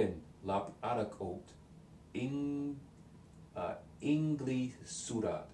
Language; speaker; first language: Georgian; non-native, learner; English